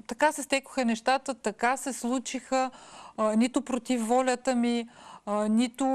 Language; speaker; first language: Bulgarian; early bilingual, heritage; Bulgarian